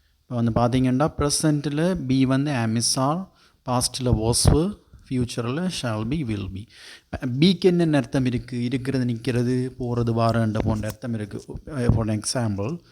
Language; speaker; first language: Tamil; native; Tamil